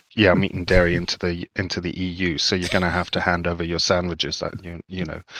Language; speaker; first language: English; native; English